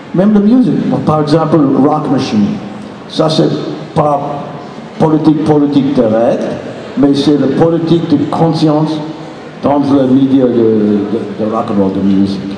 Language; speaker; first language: French; non-native, learner; English